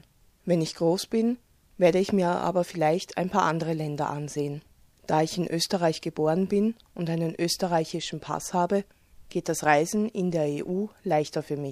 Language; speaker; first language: German; early bilingual, other home language; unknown